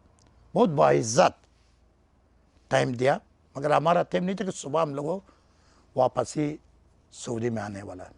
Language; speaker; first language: Hindi; non-native, learner; Persian